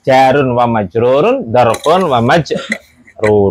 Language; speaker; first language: Arabic; non-native, fluent; Indonesian